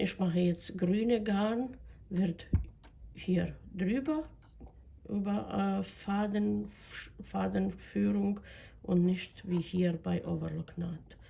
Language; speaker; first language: German; non-native, fluent; Croatian